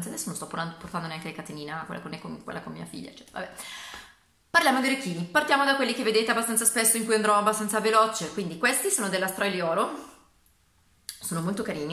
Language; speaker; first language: Italian; native; Italian